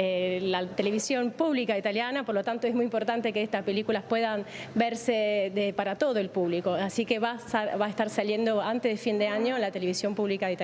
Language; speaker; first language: Spanish; native; Spanish